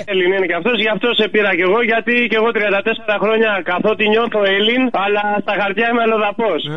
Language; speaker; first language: Greek; early bilingual, other home language; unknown